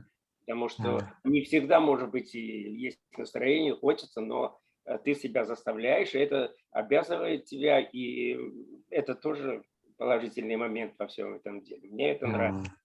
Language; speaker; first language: Russian; native; Russian